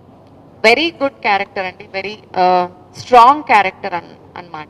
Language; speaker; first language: Telugu; non-native, fluent; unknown